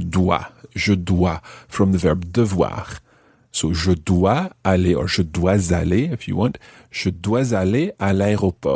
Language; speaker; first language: French; non-native, fluent; English